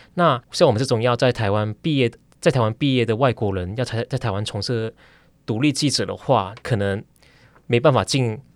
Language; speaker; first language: Chinese; native; Chinese